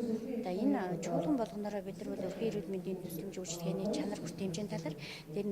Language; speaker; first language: Mongolian; native; Mongolian